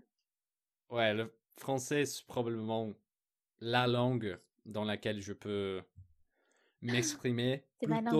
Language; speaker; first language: French; non-native, fluent; English